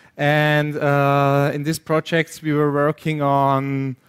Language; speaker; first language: English; non-native, fluent; German